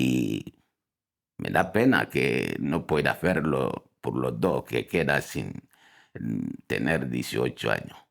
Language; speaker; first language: Spanish; non-native, fluent; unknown